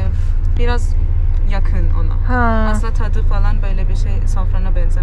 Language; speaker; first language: Turkish; non-native, fluent; Persian